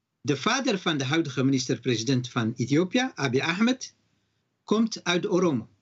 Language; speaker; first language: Dutch; non-native, fluent; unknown